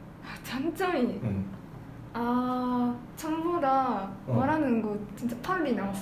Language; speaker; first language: Korean; non-native, learner; Japanese